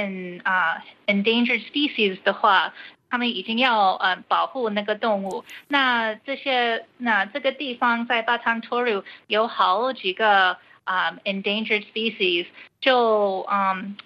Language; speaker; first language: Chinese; early bilingual, heritage; Chinese